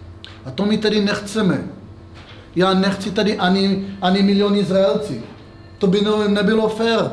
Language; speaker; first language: Czech; non-native, fluent; Hebrew